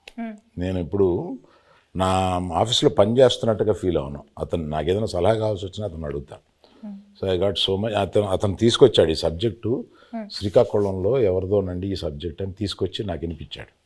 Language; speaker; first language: Telugu; native; Telugu